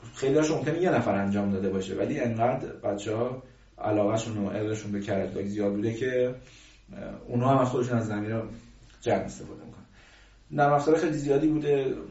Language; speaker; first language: Persian; native; Persian